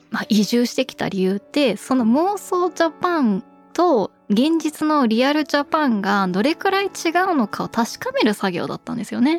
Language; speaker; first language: Japanese; early bilingual, heritage; Japanese